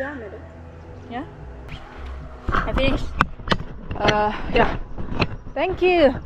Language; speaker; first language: English; non-native, learner; Korean